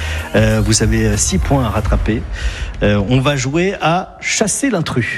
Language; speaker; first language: French; native; French